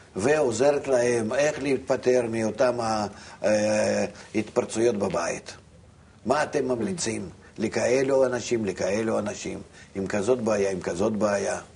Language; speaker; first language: Hebrew; non-native, fluent; Russian